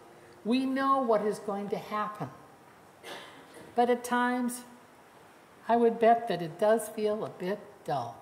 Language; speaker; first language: English; native; English